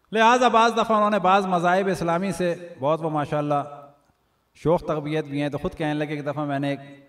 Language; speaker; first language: Urdu; native; Urdu